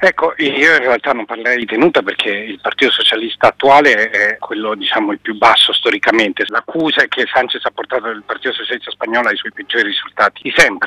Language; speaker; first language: Italian; native; Italian